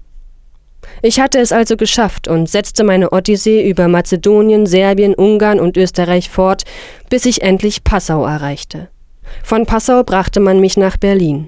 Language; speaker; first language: German; non-native, fluent; Persian